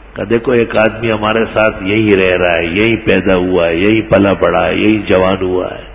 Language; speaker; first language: Urdu; non-native, local second language; Pashto